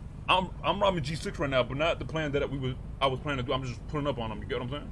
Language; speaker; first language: English; native; English